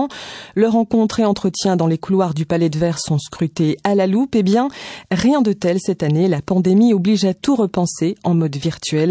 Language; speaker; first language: French; native; French